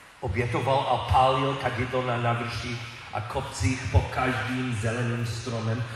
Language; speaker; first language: Czech; non-native, learner; English